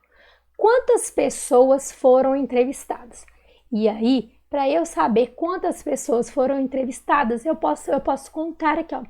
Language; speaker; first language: Portuguese; native; Portuguese